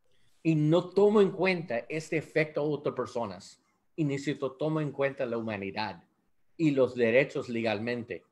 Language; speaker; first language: Spanish; non-native, learner; English